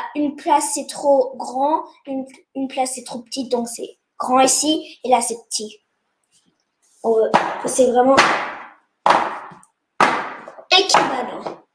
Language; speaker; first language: French; non-native, fluent; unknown